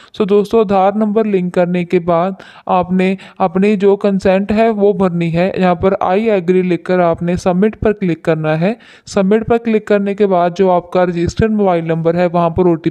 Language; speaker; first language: Hindi; non-native, local second language; Punjabi